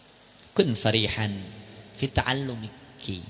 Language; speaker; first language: Arabic; non-native, fluent; Indonesian